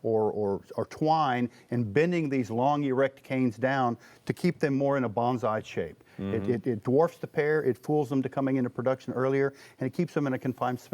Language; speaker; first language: English; native; English